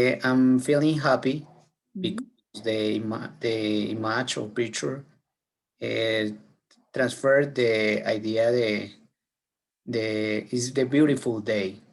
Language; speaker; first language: English; non-native, learner; Spanish